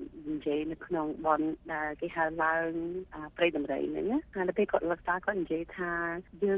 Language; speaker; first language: Khmer; early bilingual, heritage; Khmer